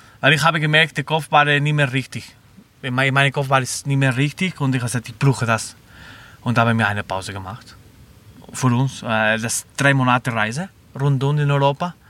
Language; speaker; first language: German; non-native, learner; Spanish